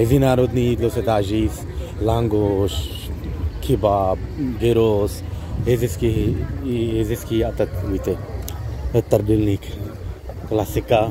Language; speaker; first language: Czech; non-native, learner; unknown